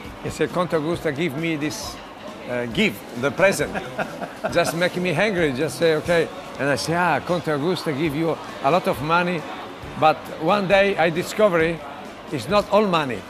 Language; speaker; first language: English; non-native, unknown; Italian